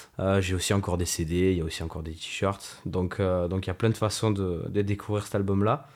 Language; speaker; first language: French; native; French